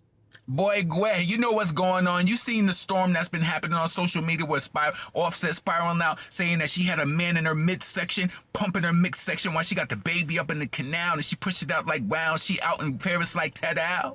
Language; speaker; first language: English; native; English